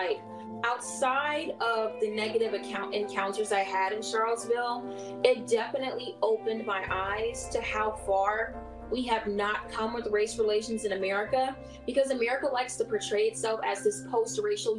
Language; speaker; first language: English; native; English